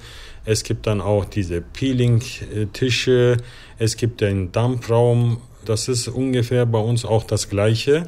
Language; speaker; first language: German; early bilingual, other home language; Turkish